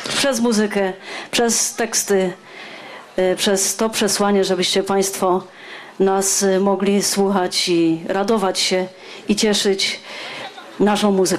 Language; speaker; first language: Polish; native; Polish